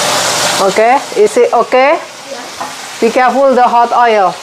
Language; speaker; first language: English; non-native, learner; Indonesian